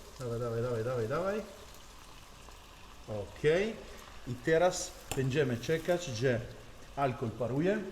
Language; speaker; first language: Polish; non-native, learner; Italian